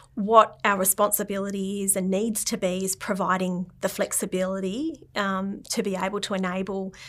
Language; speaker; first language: English; native; English